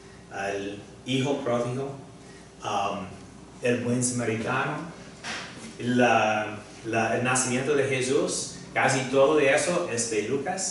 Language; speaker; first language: Spanish; non-native, fluent; English